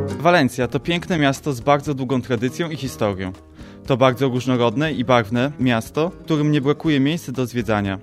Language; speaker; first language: Polish; native; Polish